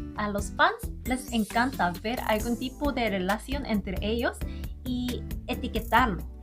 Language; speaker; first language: Spanish; non-native, learner; Korean